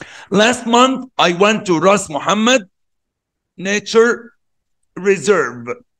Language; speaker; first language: English; non-native, fluent; Arabic